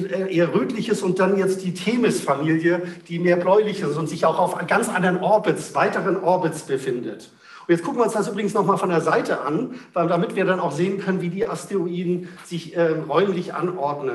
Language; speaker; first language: German; native; German